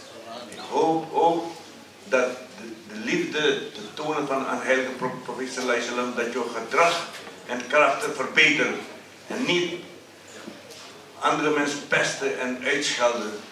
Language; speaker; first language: Dutch; early bilingual, other home language; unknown